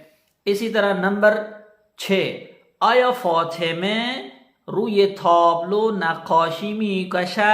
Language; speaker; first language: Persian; non-native, fluent; Urdu